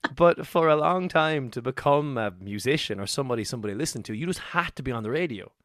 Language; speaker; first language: English; native; English